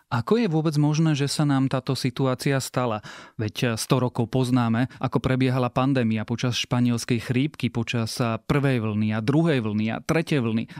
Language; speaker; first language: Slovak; native; Slovak